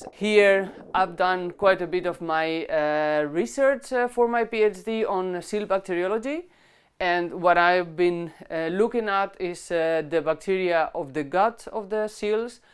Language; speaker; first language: English; non-native, fluent; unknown